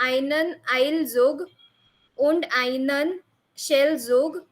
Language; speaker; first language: German; non-native, learner; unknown